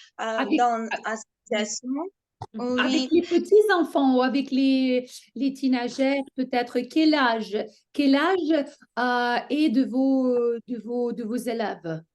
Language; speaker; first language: French; non-native, fluent; Ukrainian